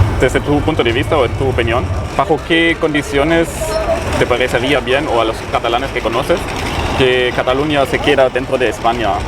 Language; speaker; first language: Spanish; non-native, fluent; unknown